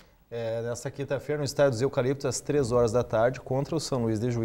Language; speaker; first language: Portuguese; native; Portuguese